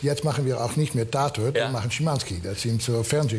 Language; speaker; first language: German; non-native, learner; Dutch